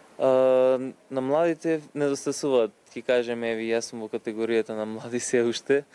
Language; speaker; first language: Macedonian; native; Macedonian